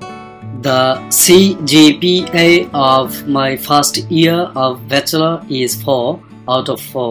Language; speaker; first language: English; non-native, fluent; Bangla